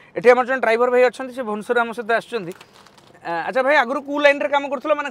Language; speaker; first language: Hindi; non-native, local second language; Odia